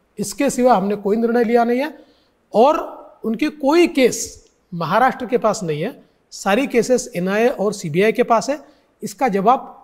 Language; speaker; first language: Hindi; non-native, local second language; Marathi